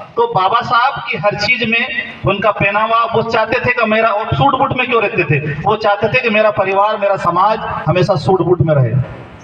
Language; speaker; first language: Hindi; native; Hindi